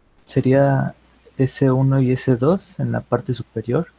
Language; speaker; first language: Spanish; native; Spanish